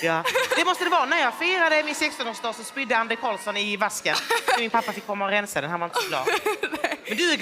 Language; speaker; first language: Swedish; native; Swedish